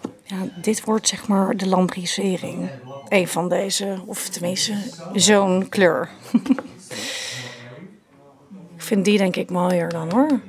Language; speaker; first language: Dutch; native; Dutch